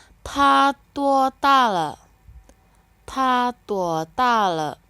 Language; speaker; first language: Chinese; non-native, learner; Indonesian